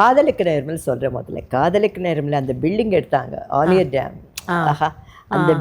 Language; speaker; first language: Tamil; non-native, local second language; Telugu